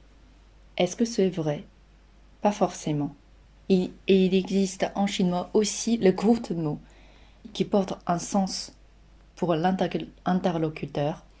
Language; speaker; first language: French; non-native, fluent; Chinese